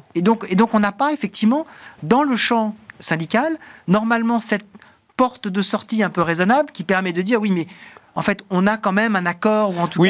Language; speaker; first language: French; native; French